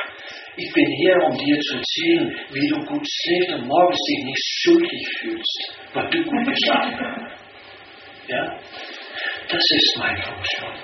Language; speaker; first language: German; non-native, fluent; Danish